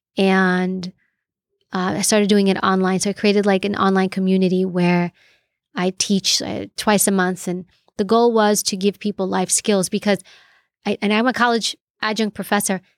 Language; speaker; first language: English; early bilingual, other home language; Greek